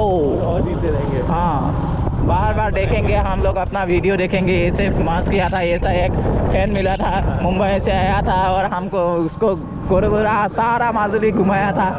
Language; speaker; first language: Hindi; non-native, local second language; Assamese